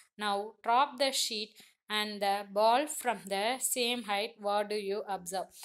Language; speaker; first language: English; non-native, local second language; Tamil